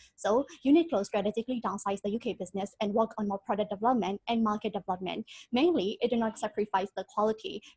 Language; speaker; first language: English; non-native, fluent; Burmese